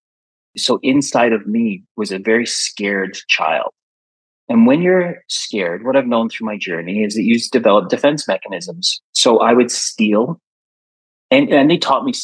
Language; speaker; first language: English; native; English